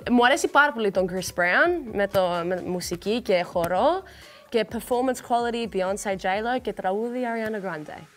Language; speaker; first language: Greek; early bilingual, heritage; Greek